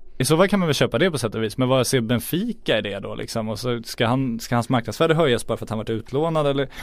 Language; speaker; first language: Swedish; native; Swedish